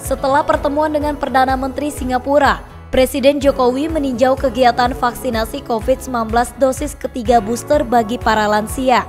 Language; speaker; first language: Indonesian; native; Indonesian